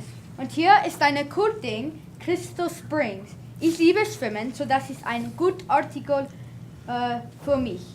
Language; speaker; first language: German; non-native, learner; English